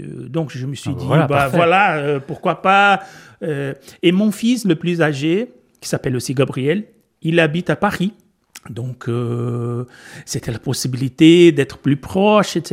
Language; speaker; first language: French; non-native, fluent; Portuguese